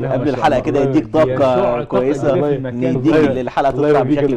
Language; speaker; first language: Arabic; native; Arabic